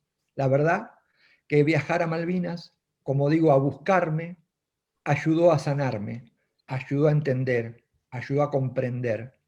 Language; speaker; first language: Spanish; native; Spanish